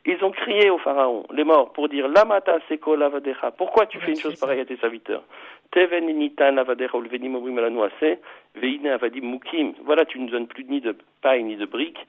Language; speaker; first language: French; native; French